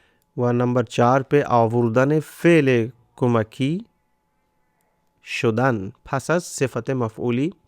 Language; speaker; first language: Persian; non-native, fluent; Urdu